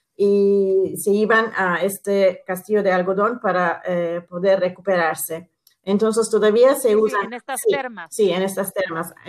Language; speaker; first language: Spanish; non-native, fluent; Italian